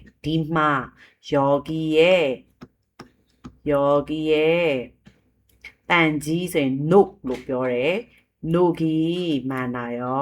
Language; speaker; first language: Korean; non-native, fluent; Burmese